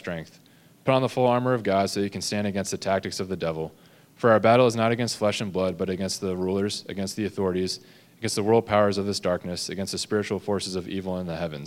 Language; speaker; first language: English; native; English